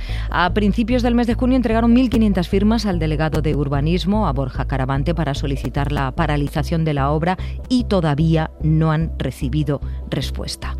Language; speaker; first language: Spanish; native; Spanish